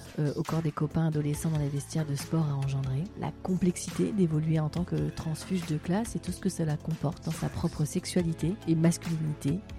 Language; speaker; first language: French; native; French